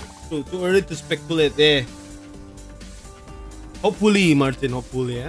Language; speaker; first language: English; non-native, fluent; Indonesian